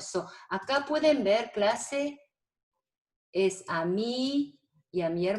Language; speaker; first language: Spanish; non-native, fluent; Korean